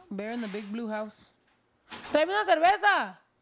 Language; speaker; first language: Spanish; early bilingual, heritage; Spanish